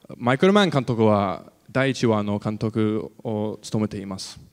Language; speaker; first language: Japanese; non-native, learner; English